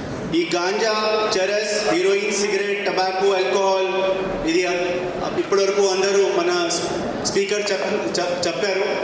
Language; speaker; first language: Telugu; non-native, fluent; Hindi